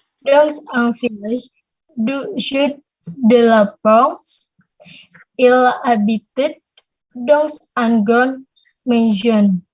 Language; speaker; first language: French; non-native, learner; Indonesian